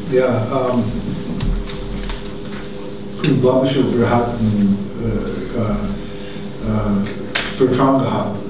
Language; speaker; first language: German; non-native, learner; English